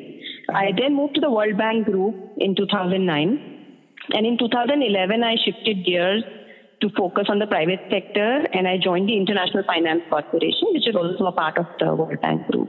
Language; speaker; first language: English; non-native, local second language; Hindi